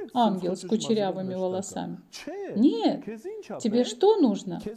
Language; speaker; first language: Russian; non-native, local second language; Armenian